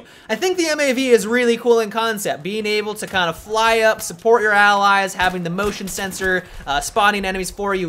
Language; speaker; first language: English; native; English